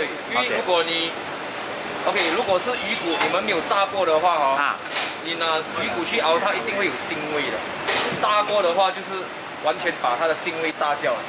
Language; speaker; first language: Chinese; native; Chinese